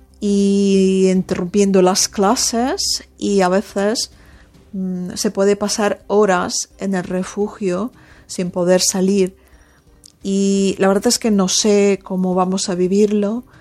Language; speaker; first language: Spanish; non-native, fluent; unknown